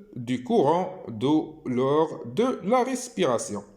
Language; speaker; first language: French; non-native, local second language; Arabic